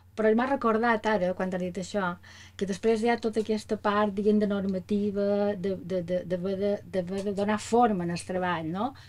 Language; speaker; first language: Catalan; native; Catalan